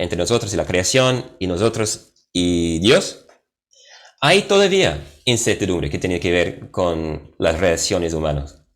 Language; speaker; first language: Spanish; non-native, fluent; English